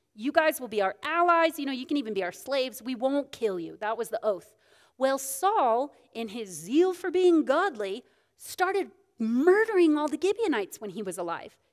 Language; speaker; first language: English; native; English